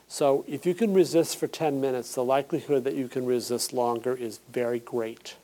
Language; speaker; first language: English; native; English